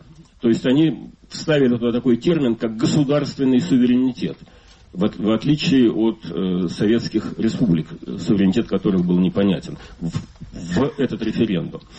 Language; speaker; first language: Russian; native; Russian